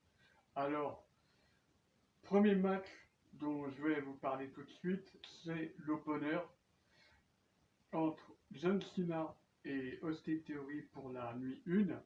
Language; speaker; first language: French; native; French